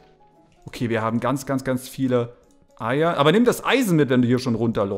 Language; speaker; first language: German; native; German